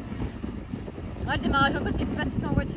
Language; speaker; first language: French; native; French